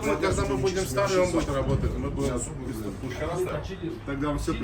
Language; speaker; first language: Russian; non-native, learner; Portuguese